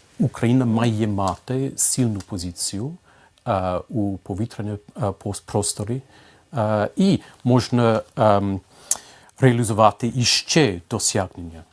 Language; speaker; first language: Ukrainian; non-native, fluent; English